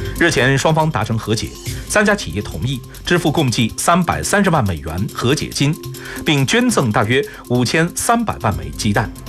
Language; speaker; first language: Chinese; native; Chinese